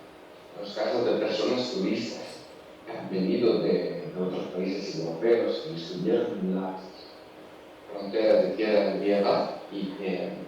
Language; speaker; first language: Spanish; non-native, learner; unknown